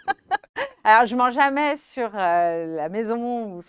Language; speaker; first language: French; native; French